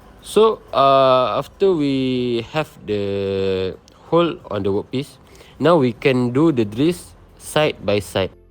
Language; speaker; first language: English; non-native, local second language; Malay